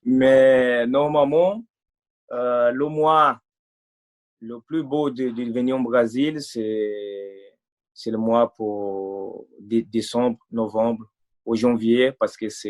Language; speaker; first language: French; non-native, fluent; Portuguese